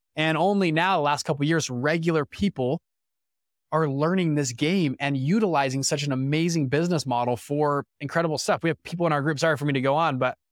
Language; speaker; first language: English; native; English